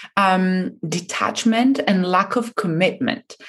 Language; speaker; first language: English; non-native, fluent; Japanese